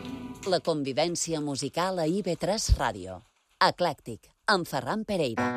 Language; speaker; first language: Catalan; native; Catalan